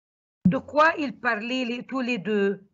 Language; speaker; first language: French; non-native, fluent; Arabic